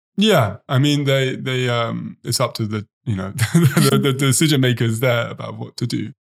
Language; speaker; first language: English; native; English